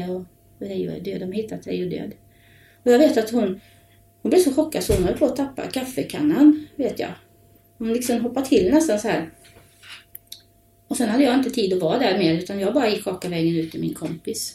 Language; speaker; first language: Swedish; native; Swedish